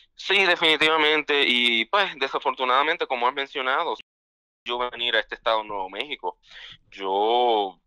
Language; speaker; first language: Spanish; native; Spanish